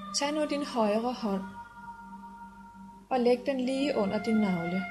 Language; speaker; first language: Danish; native; Danish